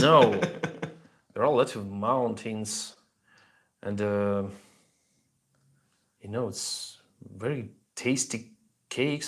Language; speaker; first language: English; non-native, learner; Russian